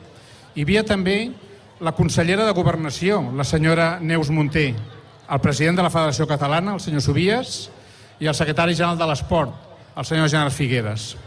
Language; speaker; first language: Catalan; native; Catalan